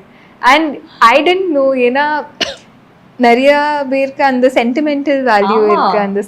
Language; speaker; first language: Tamil; non-native, fluent; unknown